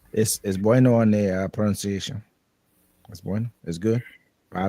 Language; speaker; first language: Spanish; non-native, learner; English